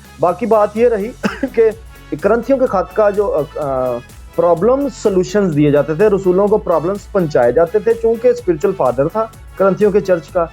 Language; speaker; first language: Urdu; non-native, local second language; Punjabi